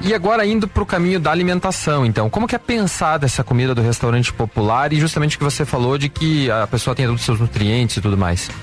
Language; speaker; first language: Portuguese; native; Portuguese